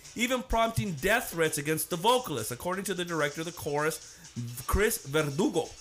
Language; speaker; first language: English; native; English